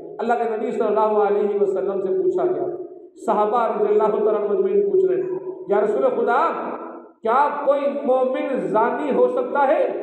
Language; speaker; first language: Urdu; non-native, local second language; Sindhi